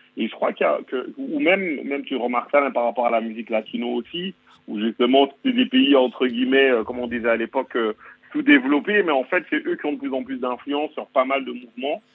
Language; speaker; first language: French; native; French